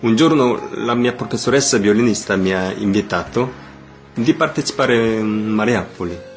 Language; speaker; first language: Italian; non-native, learner; Korean